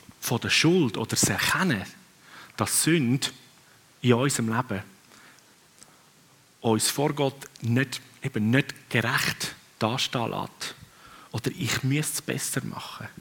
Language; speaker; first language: German; non-native, fluent; Swiss German